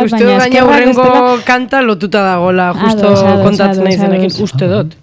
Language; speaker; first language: Basque; native; Basque